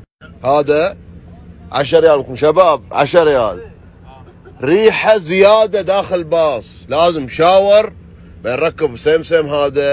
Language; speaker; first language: Arabic; non-native, learner; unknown